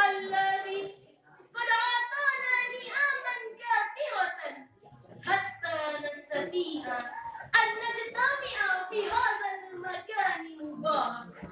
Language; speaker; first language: Arabic; non-native, learner; Indonesian